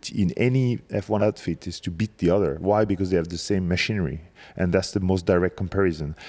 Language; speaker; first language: English; non-native, fluent; French